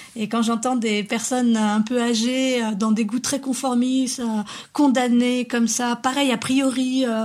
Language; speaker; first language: French; native; French